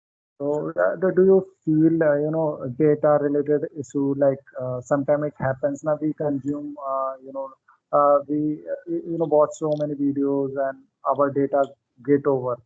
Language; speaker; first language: English; non-native, local second language; Hindi